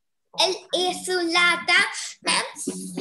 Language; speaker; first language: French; non-native, learner; Hindi